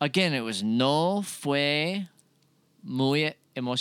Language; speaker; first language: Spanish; non-native, learner; English